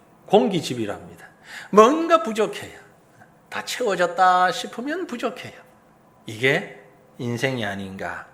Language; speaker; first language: Korean; native; Korean